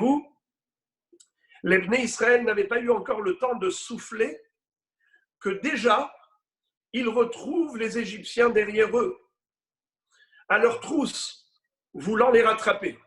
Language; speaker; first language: French; native; French